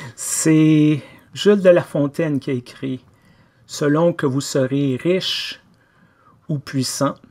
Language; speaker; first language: French; native; French